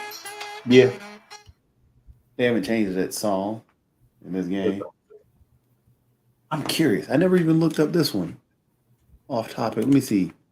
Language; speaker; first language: English; native; English